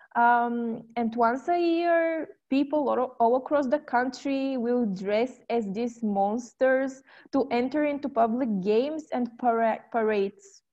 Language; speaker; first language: English; non-native, fluent; Bulgarian